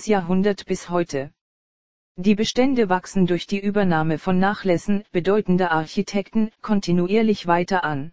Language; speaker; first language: German; native; German